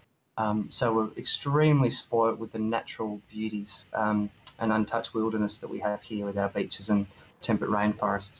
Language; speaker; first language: English; native; English